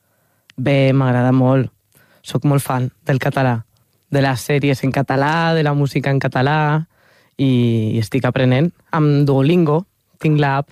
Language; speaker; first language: Catalan; non-native, learner; Spanish